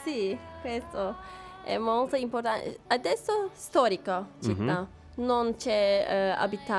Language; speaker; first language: Italian; non-native, learner; Turkish